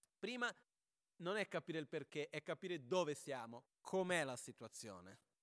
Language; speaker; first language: Italian; non-native, fluent; Portuguese